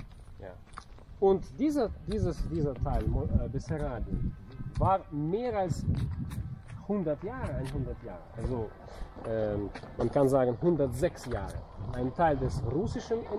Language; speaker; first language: German; non-native, fluent; Romanian